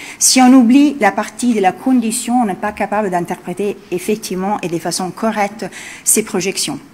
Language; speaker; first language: French; non-native, fluent; Italian